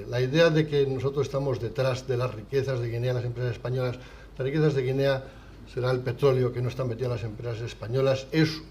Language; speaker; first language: Spanish; native; Spanish